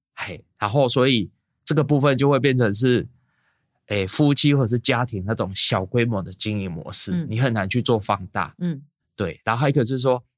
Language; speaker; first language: Chinese; native; Chinese